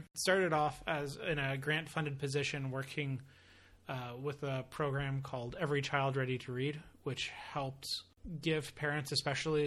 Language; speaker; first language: English; native; English